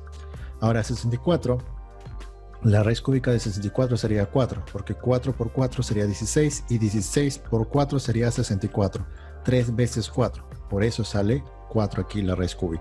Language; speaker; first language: Spanish; native; Spanish